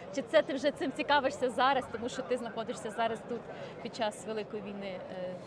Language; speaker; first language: Ukrainian; native; Ukrainian